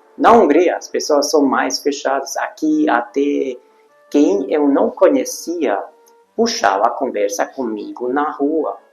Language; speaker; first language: Portuguese; non-native, fluent; Hungarian